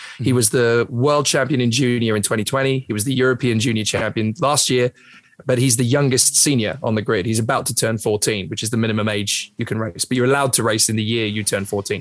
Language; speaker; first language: English; native; English